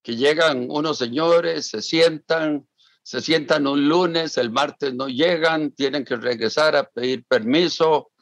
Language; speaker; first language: Spanish; native; Spanish